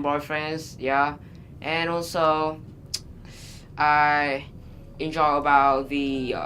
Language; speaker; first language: English; non-native, learner; Vietnamese